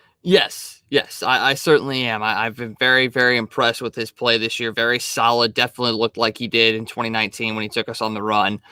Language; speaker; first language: English; native; English